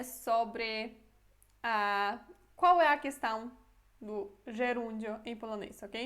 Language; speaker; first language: Portuguese; non-native, fluent; Polish